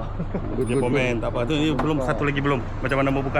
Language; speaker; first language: Malay; native; Malay